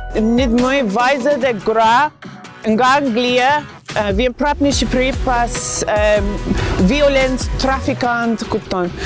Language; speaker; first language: Albanian; non-native, learner; English